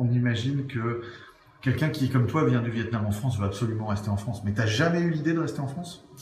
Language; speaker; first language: French; native; French